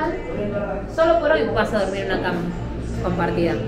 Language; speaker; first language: Spanish; native; Spanish